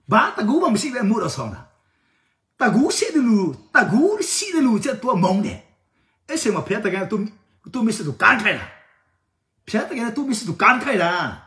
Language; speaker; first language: Burmese; non-native, local second language; Tedim Chin